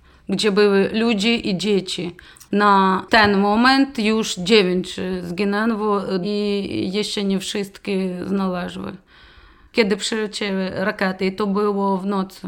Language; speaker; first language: Polish; non-native, learner; Ukrainian